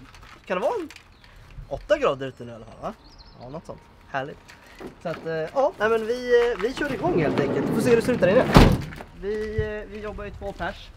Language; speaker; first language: Swedish; native; Swedish